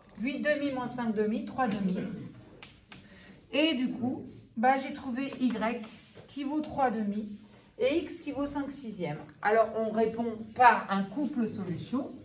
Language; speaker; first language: French; native; French